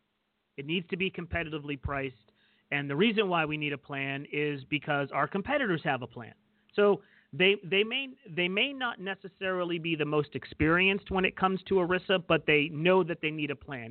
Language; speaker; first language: English; native; English